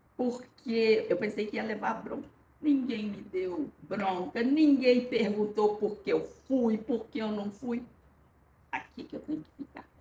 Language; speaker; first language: Portuguese; early bilingual, other home language; Korean